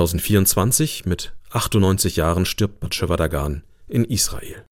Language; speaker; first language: German; native; German